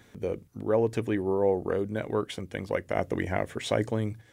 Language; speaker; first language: English; native; English